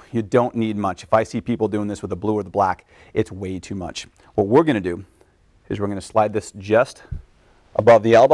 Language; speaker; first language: English; native; English